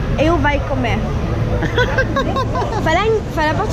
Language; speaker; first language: Portuguese; non-native, learner; French